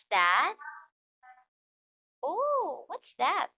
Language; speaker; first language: English; non-native, fluent; Filipino